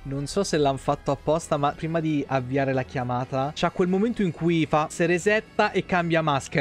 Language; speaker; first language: Italian; native; Italian